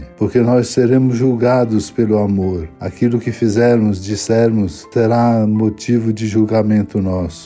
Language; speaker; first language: Portuguese; native; Portuguese